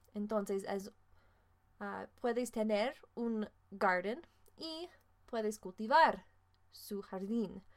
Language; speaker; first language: Spanish; non-native, fluent; English